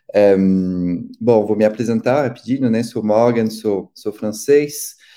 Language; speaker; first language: Portuguese; non-native, fluent; French